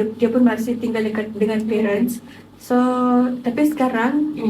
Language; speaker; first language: Malay; native; Malay